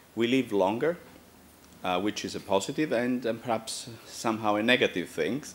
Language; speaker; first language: English; non-native, fluent; Italian